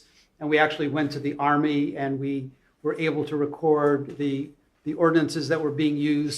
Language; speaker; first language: English; native; English